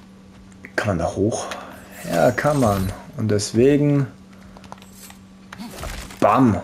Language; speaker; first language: German; native; German